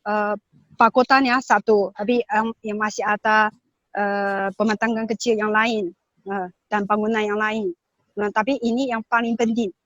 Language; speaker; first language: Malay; non-native, learner; Chinese